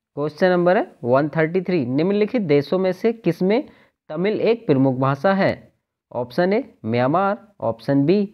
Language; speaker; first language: Hindi; native; Hindi